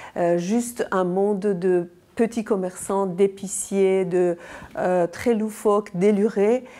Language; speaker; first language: French; non-native, fluent; Persian